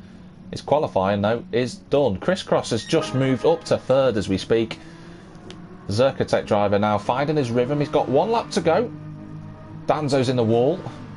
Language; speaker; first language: English; native; English